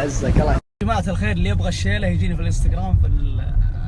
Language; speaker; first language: Arabic; native; Arabic